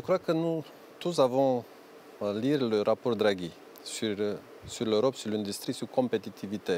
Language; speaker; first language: French; non-native, learner; Romanian